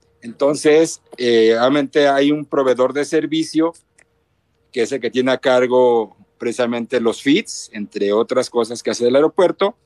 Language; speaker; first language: Spanish; native; Spanish